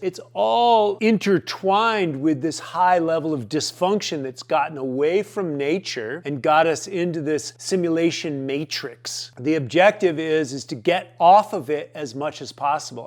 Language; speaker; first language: English; native; English